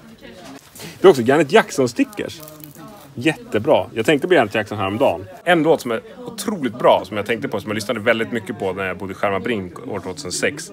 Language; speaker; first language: Swedish; native; Swedish